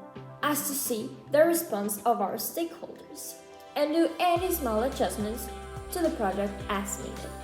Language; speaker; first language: English; non-native, learner; Spanish